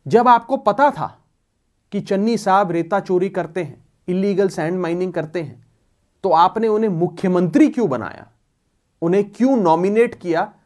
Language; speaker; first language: Hindi; non-native, local second language; Punjabi